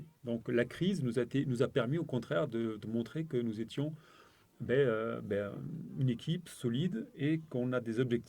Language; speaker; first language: French; native; French